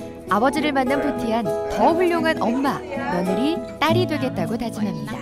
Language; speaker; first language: Korean; native; Korean